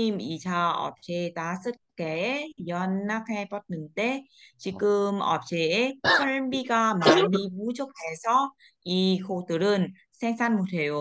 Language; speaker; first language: Korean; non-native, learner; Vietnamese